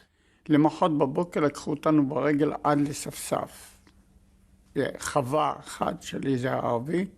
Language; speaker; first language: Hebrew; non-native, fluent; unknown